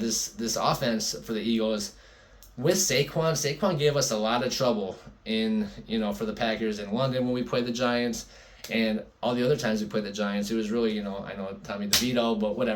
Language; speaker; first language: English; native; English